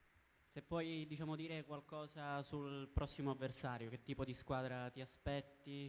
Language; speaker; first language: Italian; native; Italian